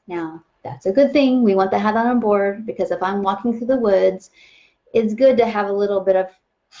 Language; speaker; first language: English; native; English